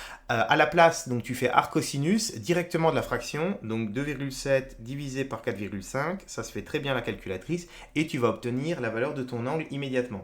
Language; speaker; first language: French; native; French